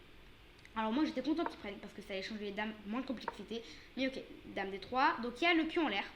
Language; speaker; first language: French; native; French